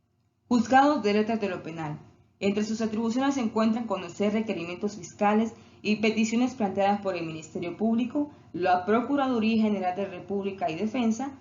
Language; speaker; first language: Spanish; native; Spanish